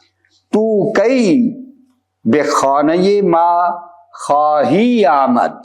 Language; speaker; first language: Persian; non-native, fluent; Urdu